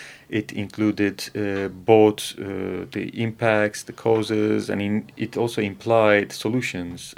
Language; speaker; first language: English; non-native, fluent; Turkish